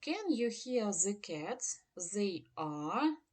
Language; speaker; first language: English; non-native, fluent; Ukrainian